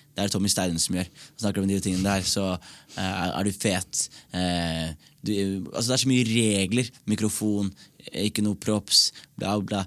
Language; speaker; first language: Norwegian; early bilingual, other home language; Somali